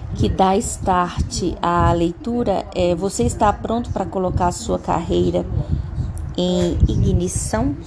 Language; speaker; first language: Portuguese; native; Portuguese